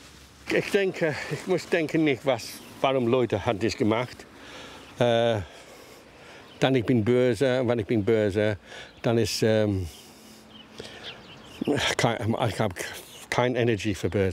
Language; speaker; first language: German; non-native, learner; English